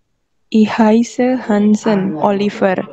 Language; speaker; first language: German; non-native, learner; Indonesian